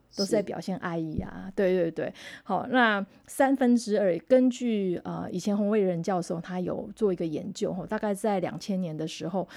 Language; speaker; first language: Chinese; non-native, local second language; Min Nan Chinese